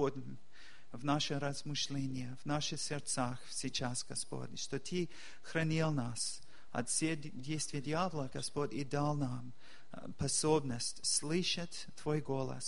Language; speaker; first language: Russian; non-native, fluent; English